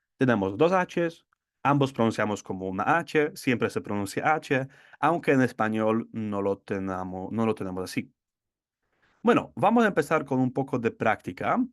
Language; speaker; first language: Spanish; non-native, fluent; Polish